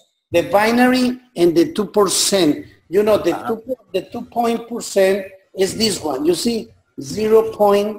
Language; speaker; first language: English; non-native, learner; Spanish